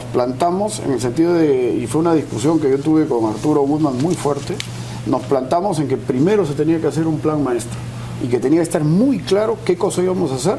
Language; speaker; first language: Spanish; native; Spanish